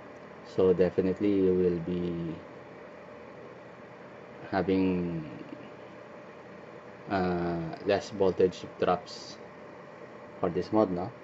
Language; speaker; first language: English; non-native, local second language; Filipino